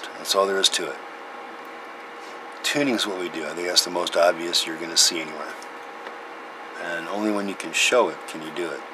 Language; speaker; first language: English; native; English